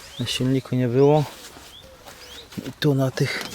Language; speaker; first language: Polish; native; Polish